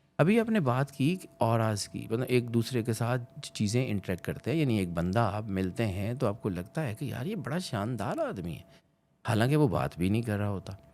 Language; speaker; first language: Urdu; non-native, local second language; Punjabi